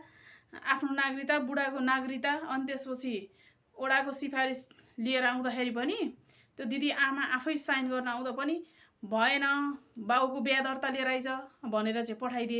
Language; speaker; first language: Nepali; native; Nepali